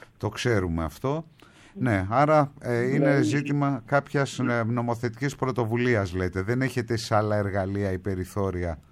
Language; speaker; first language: Greek; native; Greek